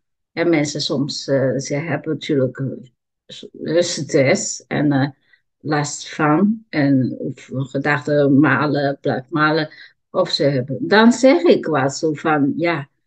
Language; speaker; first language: Dutch; non-native, learner; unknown